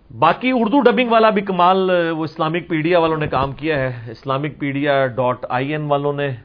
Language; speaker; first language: Urdu; non-native, local second language; Punjabi